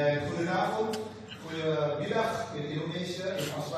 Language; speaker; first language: Dutch; non-native, fluent; Indonesian